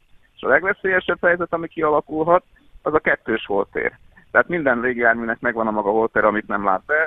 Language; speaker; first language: Hungarian; native; Hungarian